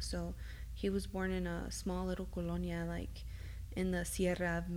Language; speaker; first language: English; early bilingual, other home language; Spanish